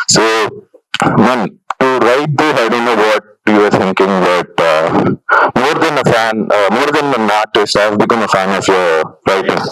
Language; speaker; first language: English; non-native, local second language; Telugu